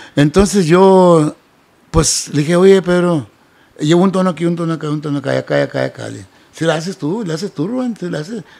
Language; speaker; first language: Spanish; native; Spanish